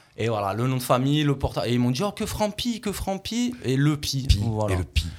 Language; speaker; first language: French; native; French